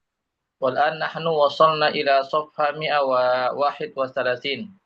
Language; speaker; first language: Arabic; non-native, fluent; Indonesian